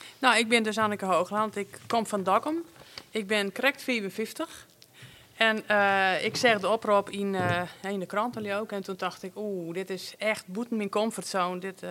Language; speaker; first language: Dutch; non-native, local second language; Western Frisian